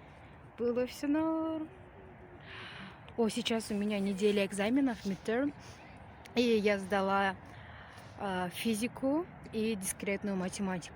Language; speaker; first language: Russian; non-native, local second language; Kyrgyz